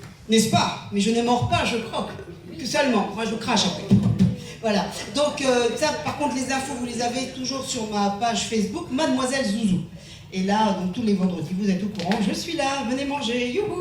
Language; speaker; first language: French; native; French